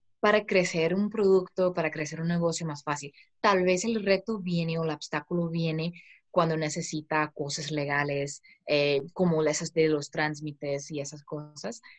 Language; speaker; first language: Spanish; non-native, fluent; English